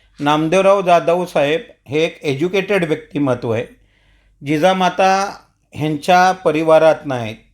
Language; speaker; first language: Marathi; non-native, local second language; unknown